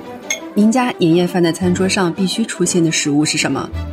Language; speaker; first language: Chinese; native; Chinese